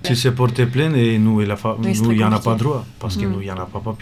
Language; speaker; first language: French; non-native, learner; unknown